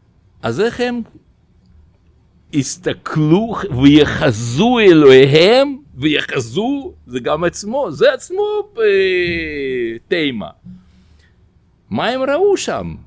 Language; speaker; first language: Hebrew; non-native, fluent; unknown